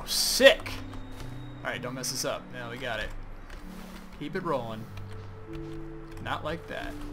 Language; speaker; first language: English; native; English